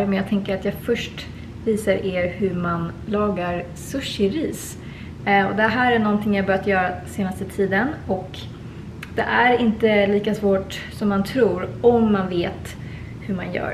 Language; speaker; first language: Swedish; native; Swedish